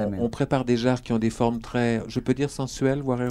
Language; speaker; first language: French; native; French